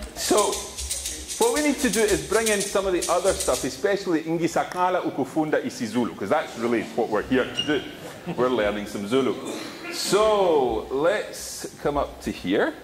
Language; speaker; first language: English; native; English